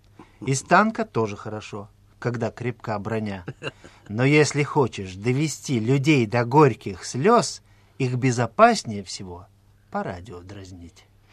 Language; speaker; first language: Russian; native; Russian